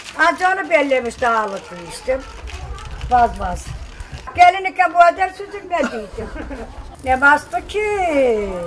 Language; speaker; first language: Turkish; native; Turkish